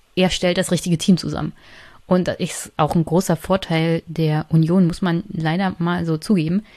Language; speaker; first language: German; native; German